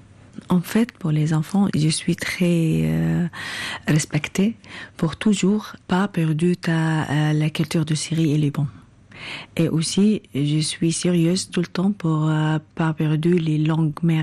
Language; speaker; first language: French; non-native, learner; Arabic